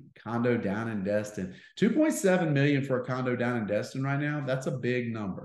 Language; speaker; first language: English; native; English